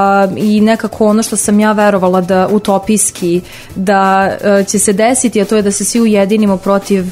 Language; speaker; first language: Serbian; native; Serbian